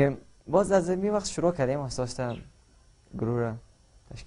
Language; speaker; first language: Persian; native; Persian